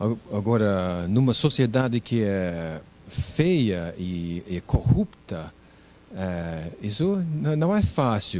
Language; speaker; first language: Portuguese; non-native, learner; English